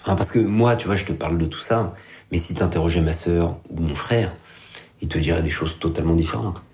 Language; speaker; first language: French; native; French